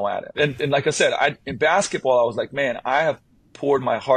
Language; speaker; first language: English; non-native, fluent; Slovenian